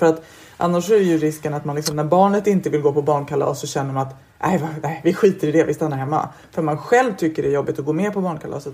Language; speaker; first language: Swedish; native; Swedish